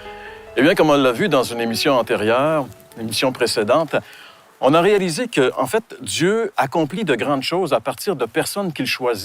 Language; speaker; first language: French; native; French